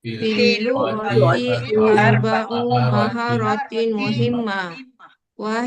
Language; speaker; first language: Arabic; non-native, learner; Malay